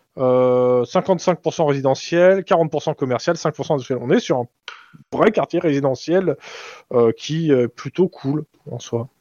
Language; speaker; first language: French; native; French